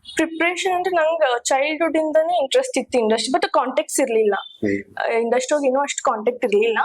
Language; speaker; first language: Kannada; native; Kannada